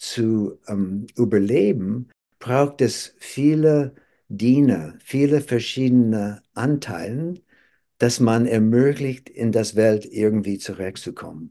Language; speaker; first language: German; non-native, fluent; English